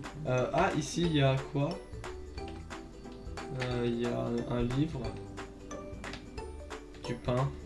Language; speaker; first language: French; native; French